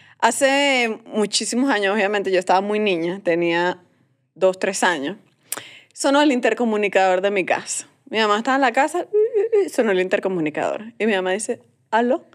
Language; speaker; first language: Spanish; native; Spanish